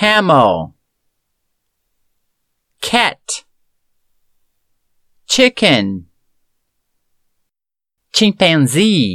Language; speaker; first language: English; non-native, fluent; Portuguese